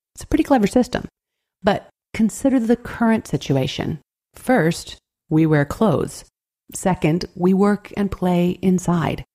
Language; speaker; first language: English; native; English